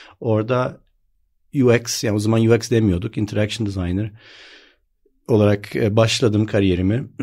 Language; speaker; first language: Turkish; early bilingual, heritage; Turkish